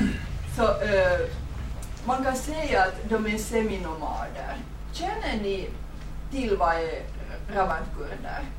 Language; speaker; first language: Swedish; non-native, fluent; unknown